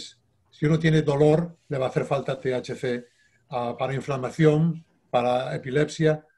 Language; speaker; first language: Spanish; native; Spanish